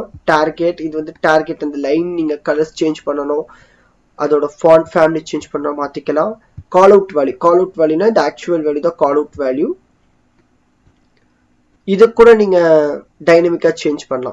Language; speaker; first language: Tamil; native; Tamil